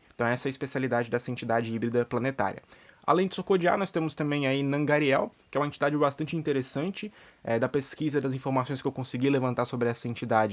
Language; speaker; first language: Portuguese; native; Portuguese